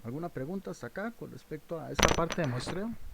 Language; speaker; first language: Spanish; native; Spanish